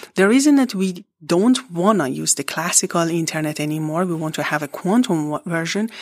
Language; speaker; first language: English; non-native, fluent; Persian